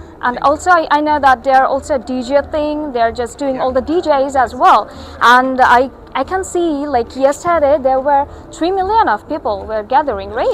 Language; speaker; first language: English; non-native, local second language; Bangla